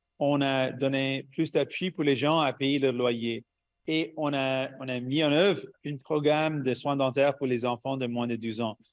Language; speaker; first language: French; non-native, local second language; English